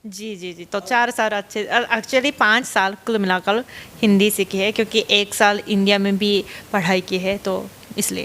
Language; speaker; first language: Hindi; non-native, fluent; Japanese